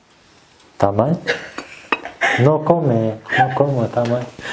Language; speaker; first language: Spanish; non-native, learner; Turkish